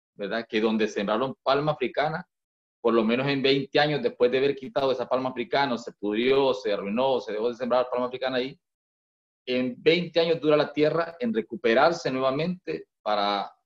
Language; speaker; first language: Spanish; native; Spanish